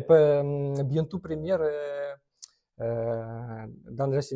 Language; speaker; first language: French; non-native, learner; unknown